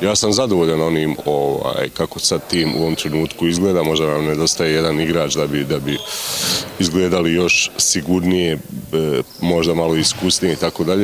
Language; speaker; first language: Bosnian; native; Bosnian